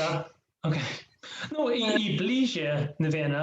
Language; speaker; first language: Russian; non-native, learner; English